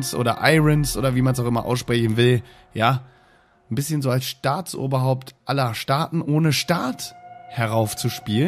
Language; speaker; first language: German; native; German